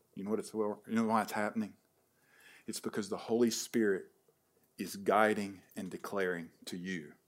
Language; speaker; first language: English; native; English